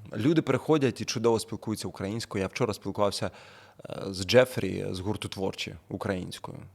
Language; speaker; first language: Ukrainian; non-native, local second language; Russian